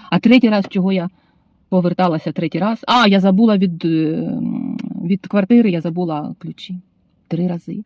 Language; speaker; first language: Ukrainian; native; Ukrainian